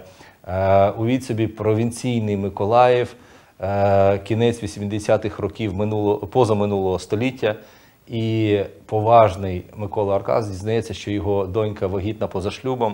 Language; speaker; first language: Ukrainian; non-native, local second language; Russian